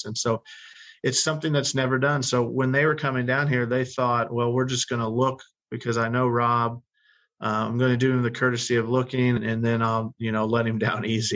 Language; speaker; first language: English; native; English